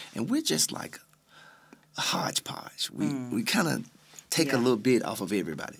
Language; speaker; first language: English; native; English